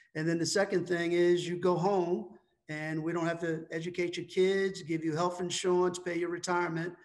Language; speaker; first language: English; native; English